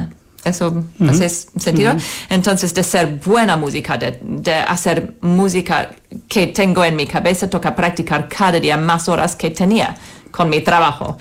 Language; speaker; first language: Spanish; non-native, fluent; English